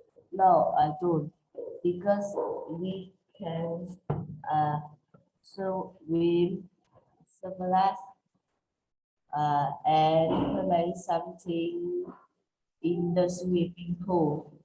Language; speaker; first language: English; non-native, learner; Vietnamese